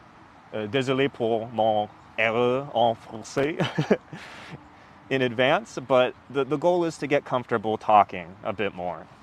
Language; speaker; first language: French; non-native, learner; English